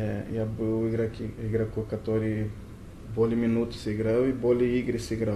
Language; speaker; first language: Russian; non-native, learner; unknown